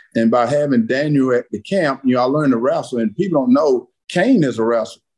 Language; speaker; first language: English; native; English